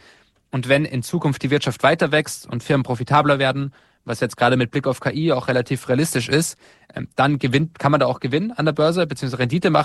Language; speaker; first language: German; native; German